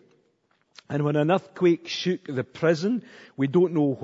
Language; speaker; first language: English; native; English